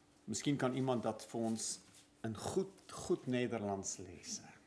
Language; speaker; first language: Dutch; non-native, fluent; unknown